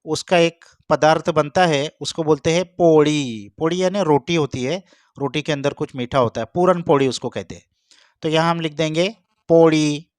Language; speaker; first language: Hindi; non-native, local second language; Marathi